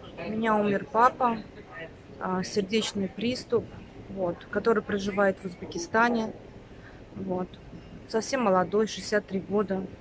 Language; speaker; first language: Russian; native; Russian